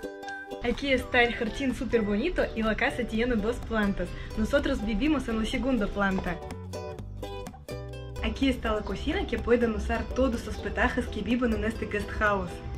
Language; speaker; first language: Spanish; non-native, fluent; Russian